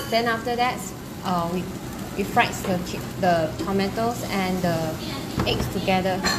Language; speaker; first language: English; non-native, local second language; Chinese